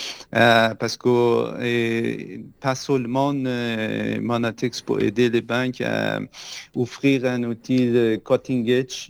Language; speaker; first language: French; non-native, fluent; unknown